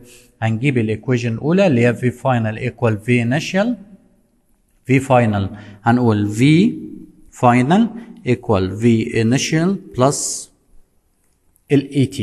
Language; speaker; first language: Arabic; native; Arabic